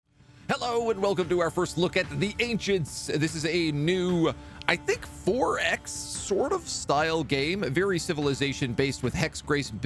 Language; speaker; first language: English; native; English